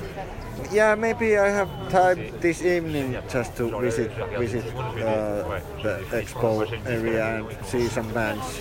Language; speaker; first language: English; non-native, fluent; Finnish